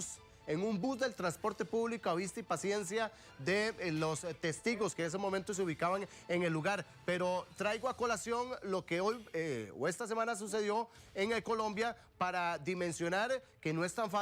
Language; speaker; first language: Spanish; native; Spanish